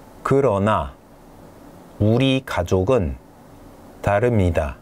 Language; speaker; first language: Korean; non-native, fluent; French